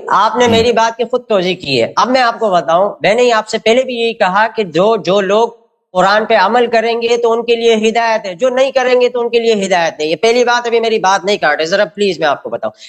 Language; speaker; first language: Urdu; non-native, local second language; Pashto